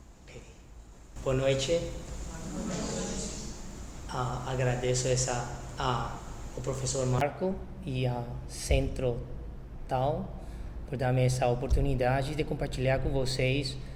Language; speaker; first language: Portuguese; non-native, fluent; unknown